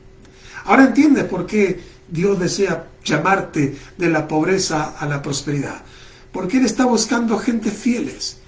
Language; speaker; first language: Spanish; native; Spanish